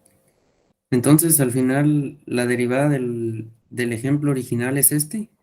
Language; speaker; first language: Spanish; native; Spanish